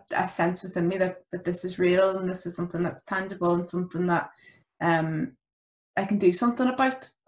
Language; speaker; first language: English; native; English